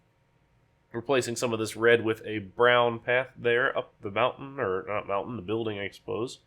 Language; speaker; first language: English; native; English